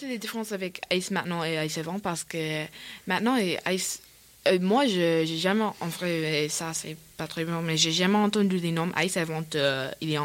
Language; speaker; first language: French; non-native, learner; English